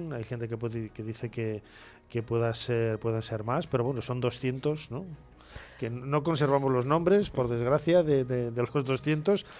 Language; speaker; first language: Spanish; native; Spanish